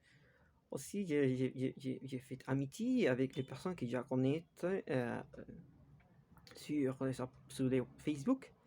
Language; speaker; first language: French; non-native, learner; Spanish